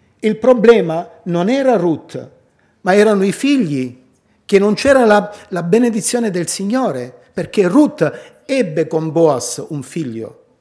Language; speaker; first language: Italian; native; Italian